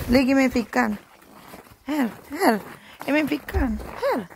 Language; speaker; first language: Swedish; non-native, learner; Filipino